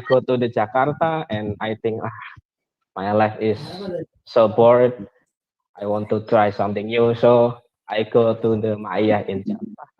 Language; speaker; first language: English; non-native, learner; Indonesian